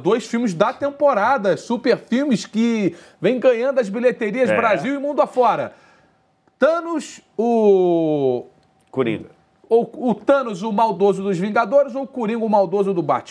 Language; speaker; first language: Portuguese; native; Portuguese